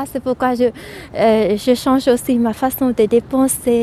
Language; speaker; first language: French; non-native, fluent; Vietnamese